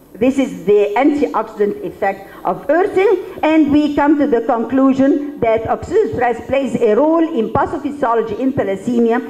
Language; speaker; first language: English; non-native, fluent; Arabic